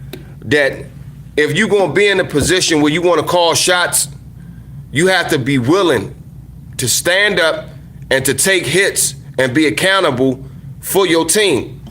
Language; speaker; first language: English; native; English